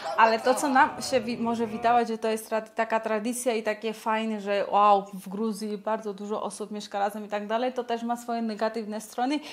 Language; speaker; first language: Polish; non-native, fluent; Georgian